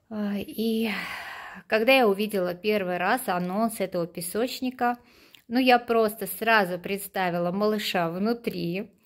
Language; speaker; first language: Russian; non-native, local second language; Armenian